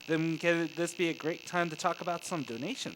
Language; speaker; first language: English; native; English